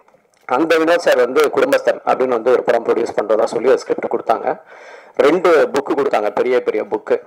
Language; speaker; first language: Tamil; native; Tamil